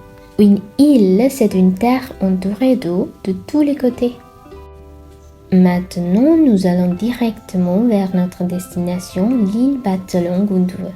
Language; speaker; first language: French; non-native, fluent; Sinhala